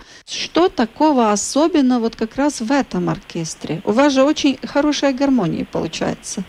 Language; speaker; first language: Russian; native; Russian